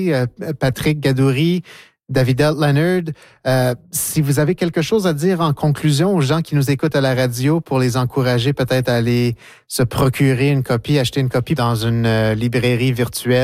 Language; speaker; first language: French; native; French